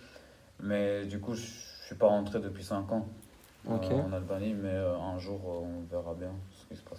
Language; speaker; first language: French; non-native, fluent; Albanian